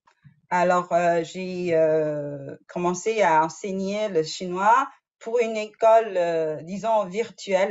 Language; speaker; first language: French; non-native, fluent; Chinese